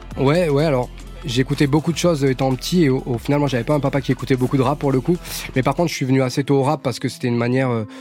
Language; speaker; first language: French; native; French